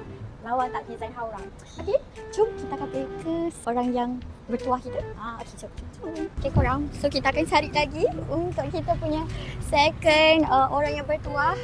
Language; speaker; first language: Malay; native; Malay